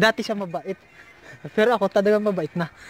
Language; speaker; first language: Filipino; native; Filipino